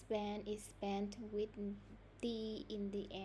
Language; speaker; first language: English; non-native, learner; Vietnamese